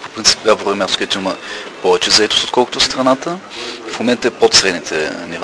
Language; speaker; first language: Bulgarian; native; Bulgarian